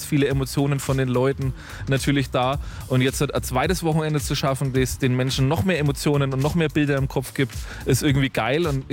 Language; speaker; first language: German; native; German